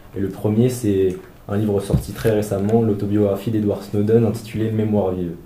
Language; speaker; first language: French; native; French